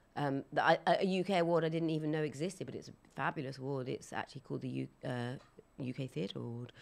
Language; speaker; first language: English; native; English